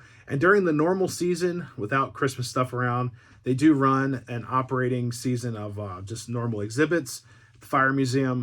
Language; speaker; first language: English; native; English